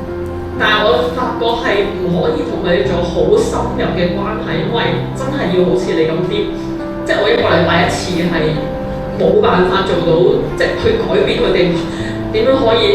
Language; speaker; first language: Cantonese; native; Cantonese